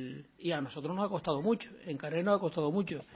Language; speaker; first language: Spanish; native; Spanish